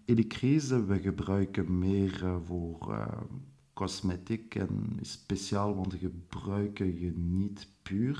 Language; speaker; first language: Dutch; non-native, local second language; French